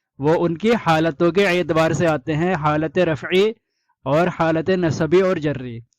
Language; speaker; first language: Urdu; native; Urdu